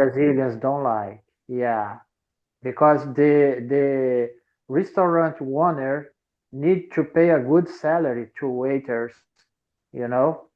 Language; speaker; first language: English; non-native, learner; Portuguese